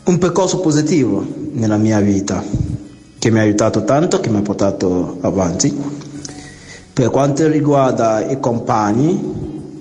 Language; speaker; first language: Italian; non-native, fluent; Igbo